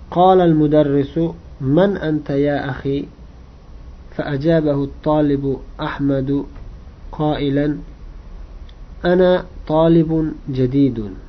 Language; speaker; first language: Arabic; non-native, fluent; Uzbek